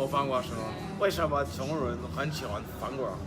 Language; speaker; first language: Chinese; non-native, learner; French